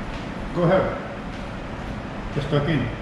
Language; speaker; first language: English; non-native, local second language; Urdu